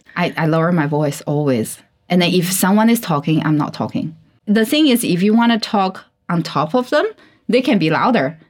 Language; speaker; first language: English; non-native, fluent; Chinese